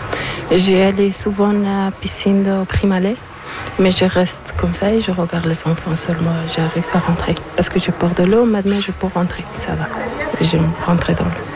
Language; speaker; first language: French; non-native, learner; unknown